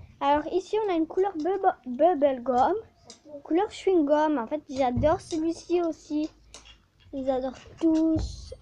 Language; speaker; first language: French; native; French